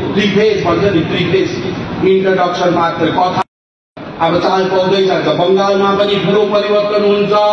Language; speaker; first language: Nepali; native; Nepali